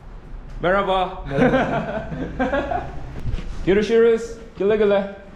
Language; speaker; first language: Turkish; non-native, learner; Korean